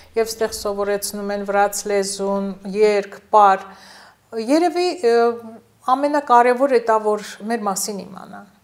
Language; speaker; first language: Armenian; non-native, local second language; Georgian